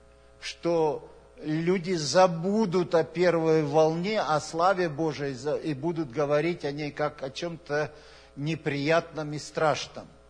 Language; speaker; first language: Russian; native; Russian